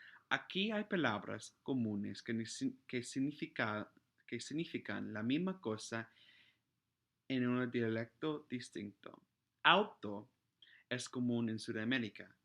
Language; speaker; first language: Spanish; non-native, fluent; English